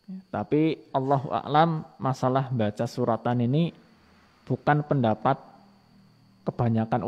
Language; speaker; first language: Indonesian; non-native, local second language; Javanese